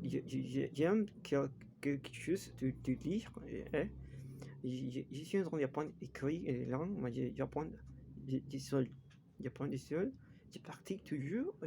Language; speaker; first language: French; non-native, learner; Spanish